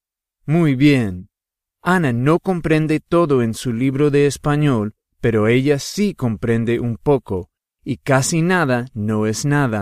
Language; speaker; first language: Spanish; non-native, fluent; English